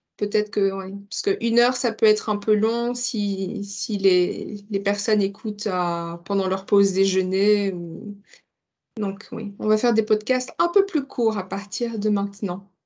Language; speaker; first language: French; non-native, learner; English